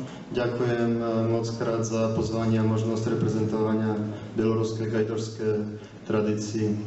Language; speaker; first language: Slovak; non-native, learner; Belarusian